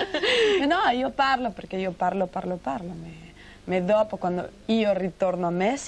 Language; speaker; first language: Italian; non-native, learner; Spanish